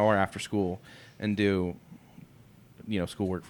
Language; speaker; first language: English; native; English